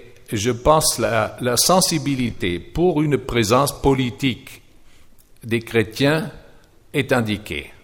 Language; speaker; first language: French; non-native, fluent; German